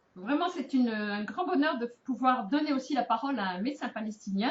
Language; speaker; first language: French; native; French